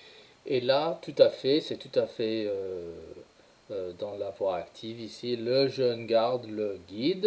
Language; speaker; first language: French; non-native, fluent; English